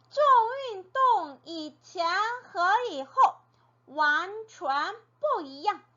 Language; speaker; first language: Chinese; non-native, fluent; Korean